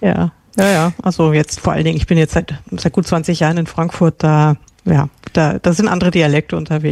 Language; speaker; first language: German; native; German